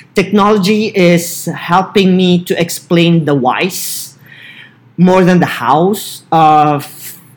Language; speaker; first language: English; non-native, local second language; Filipino